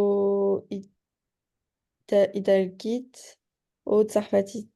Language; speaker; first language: Hebrew; non-native, learner; French